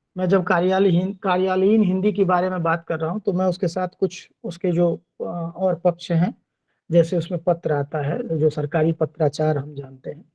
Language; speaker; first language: Hindi; native; Hindi